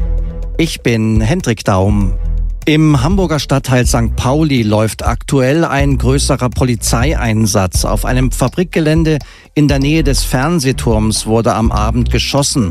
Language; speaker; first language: German; native; German